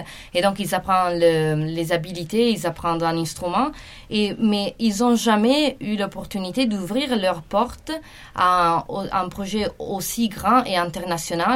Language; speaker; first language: French; non-native, fluent; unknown